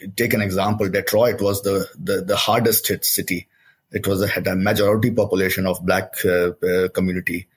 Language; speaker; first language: English; non-native, local second language; Hindi